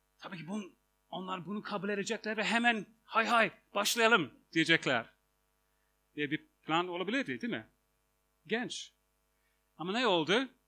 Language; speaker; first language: Turkish; non-native, fluent; English